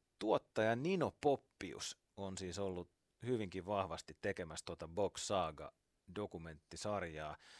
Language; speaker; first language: Finnish; native; Finnish